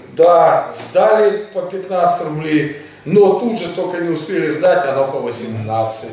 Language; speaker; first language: Russian; native; Russian